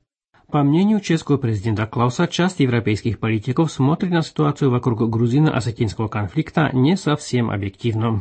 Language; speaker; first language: Russian; native; Russian